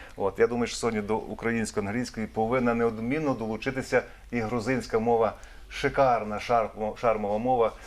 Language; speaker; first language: Ukrainian; native; Ukrainian